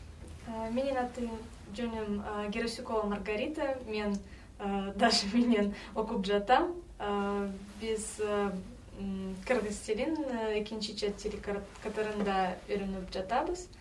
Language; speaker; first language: Kyrgyz; non-native, learner; Russian